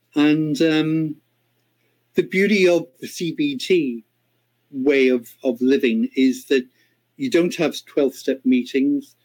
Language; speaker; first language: English; native; English